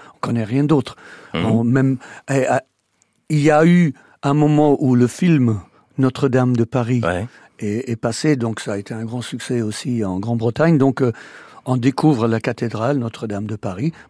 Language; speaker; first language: French; non-native, fluent; English